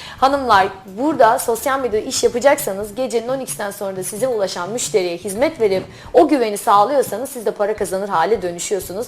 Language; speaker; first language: Turkish; native; Turkish